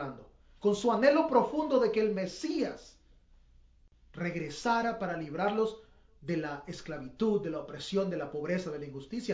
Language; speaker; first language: Spanish; native; Spanish